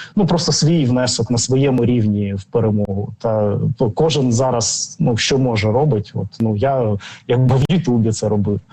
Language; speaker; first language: Ukrainian; non-native, local second language; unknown